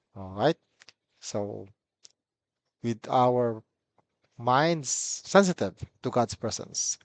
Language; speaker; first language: English; non-native, local second language; Filipino